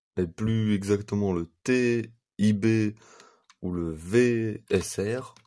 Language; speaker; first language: French; native; French